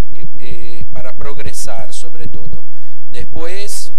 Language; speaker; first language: Spanish; non-native, fluent; Portuguese